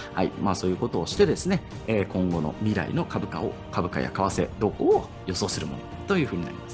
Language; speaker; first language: Japanese; native; Japanese